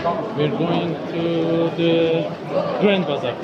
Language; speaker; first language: English; non-native, learner; Turkish